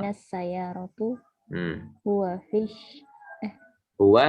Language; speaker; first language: Arabic; non-native, learner; Indonesian